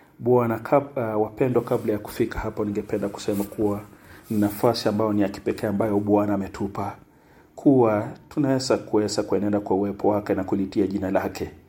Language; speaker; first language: Swahili; non-native, local second language; Luyia